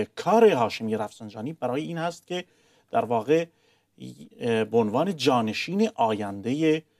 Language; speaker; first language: Persian; non-native, local second language; Arabic